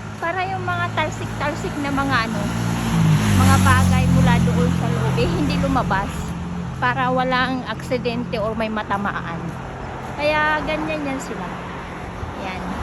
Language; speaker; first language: Filipino; non-native, local second language; Waray